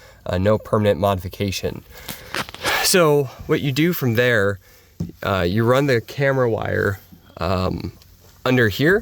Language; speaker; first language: English; native; English